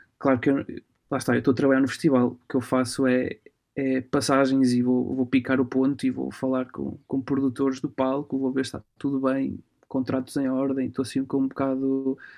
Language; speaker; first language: Portuguese; early bilingual, other home language; Romanian